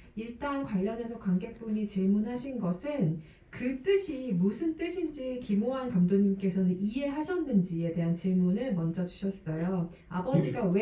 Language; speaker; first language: Korean; native; Korean